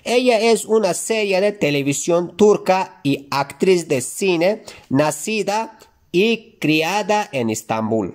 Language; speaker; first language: Spanish; non-native, fluent; Turkish